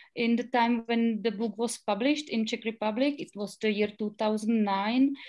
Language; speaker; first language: English; non-native, learner; Czech